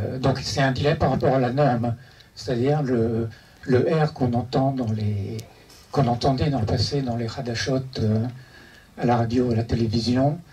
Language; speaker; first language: French; native; French